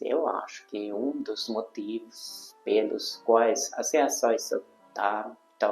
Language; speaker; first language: Portuguese; non-native, fluent; Hungarian